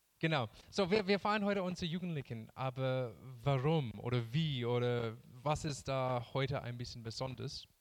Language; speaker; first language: German; non-native, fluent; English